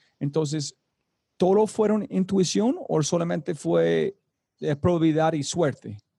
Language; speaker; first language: Spanish; non-native, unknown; English